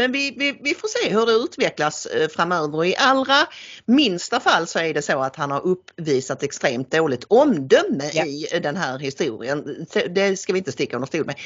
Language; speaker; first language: Swedish; native; Swedish